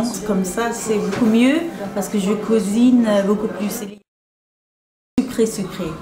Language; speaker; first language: French; non-native, fluent; English